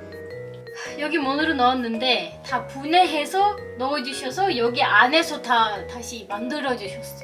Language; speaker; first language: Korean; non-native, fluent; Turkish